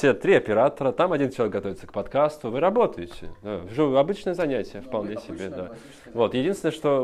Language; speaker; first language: Russian; native; Russian